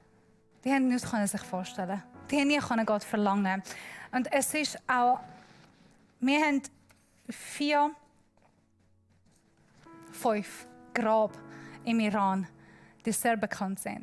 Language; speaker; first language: German; non-native, learner; Persian